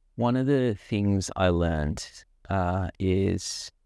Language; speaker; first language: English; non-native, local second language; Sinhala